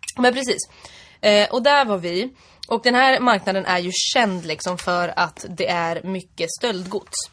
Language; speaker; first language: Swedish; native; Swedish